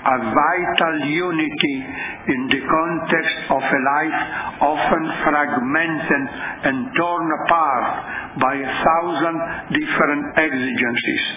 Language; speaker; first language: English; non-native, fluent; Italian